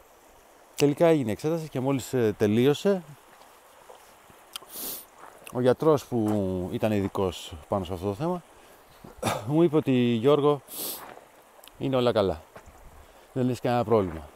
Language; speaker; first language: Greek; native; Greek